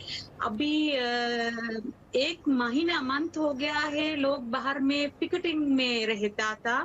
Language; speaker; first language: Hindi; non-native, learner; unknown